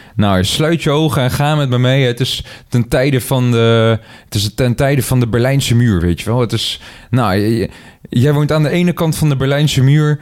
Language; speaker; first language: Dutch; native; Dutch